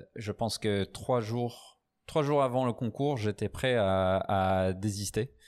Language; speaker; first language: French; non-native, fluent; English